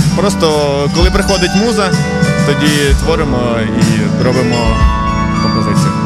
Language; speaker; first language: Ukrainian; native; Ukrainian